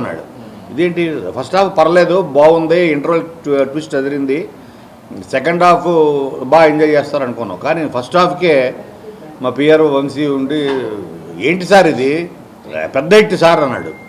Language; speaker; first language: Telugu; native; Telugu